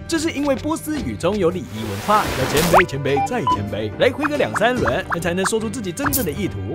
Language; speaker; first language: Chinese; native; Chinese